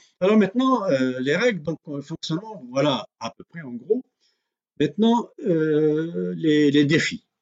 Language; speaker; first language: French; non-native, local second language; Kabyle